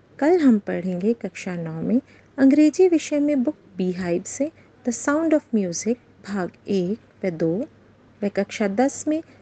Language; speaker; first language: Hindi; native; Hindi